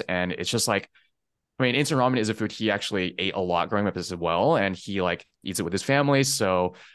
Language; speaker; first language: English; early bilingual, other home language; Chinese